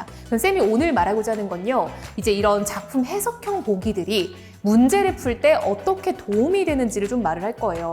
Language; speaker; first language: Korean; native; Korean